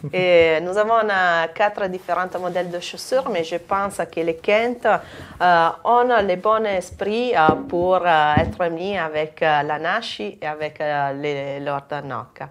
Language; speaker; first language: French; non-native, fluent; Italian